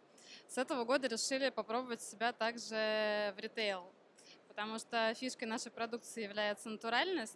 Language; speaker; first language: Russian; native; Russian